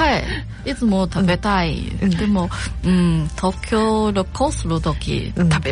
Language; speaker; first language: Japanese; non-native, learner; Chinese